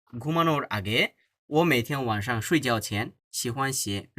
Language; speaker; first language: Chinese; non-native, fluent; Bangla